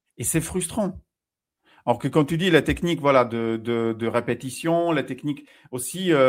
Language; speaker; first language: French; non-native, fluent; Polish